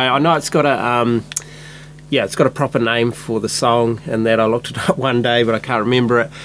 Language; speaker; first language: English; native; English